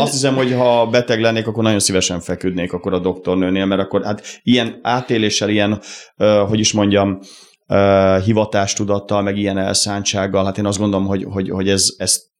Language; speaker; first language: Hungarian; native; Hungarian